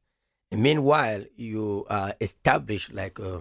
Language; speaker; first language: English; non-native, local second language; French